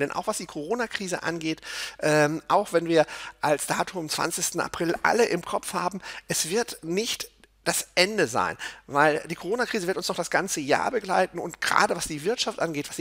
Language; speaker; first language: German; native; German